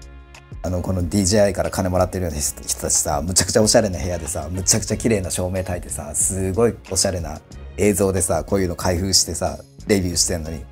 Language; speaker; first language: Japanese; native; Japanese